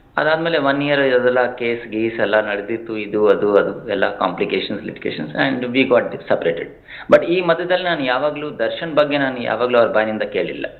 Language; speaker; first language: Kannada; non-native, local second language; Hindi